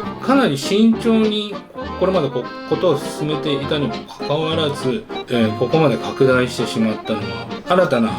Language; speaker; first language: Japanese; native; Japanese